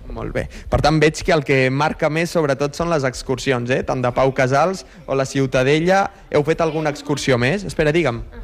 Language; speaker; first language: Catalan; native; Catalan